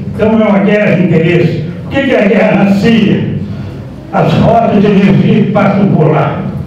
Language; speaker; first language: Portuguese; native; Portuguese